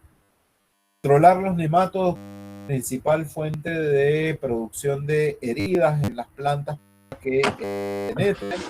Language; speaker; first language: Spanish; native; Spanish